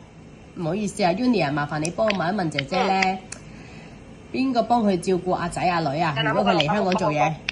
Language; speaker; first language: Cantonese; native; Cantonese